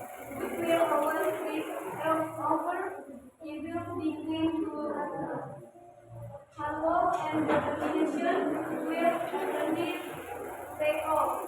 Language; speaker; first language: English; non-native, learner; Indonesian